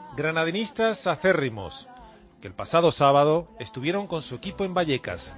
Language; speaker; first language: Spanish; native; Spanish